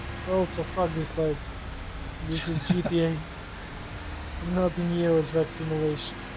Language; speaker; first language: English; non-native, fluent; Macedonian